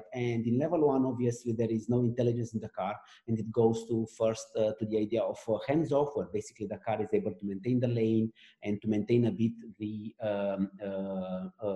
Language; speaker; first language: English; non-native, fluent; Romanian